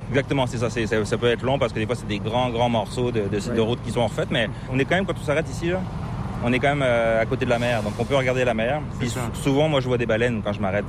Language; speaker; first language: French; native; French